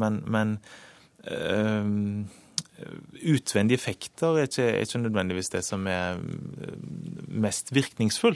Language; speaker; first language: Norwegian; native; Norwegian